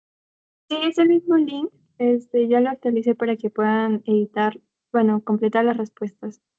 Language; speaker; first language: Spanish; native; Spanish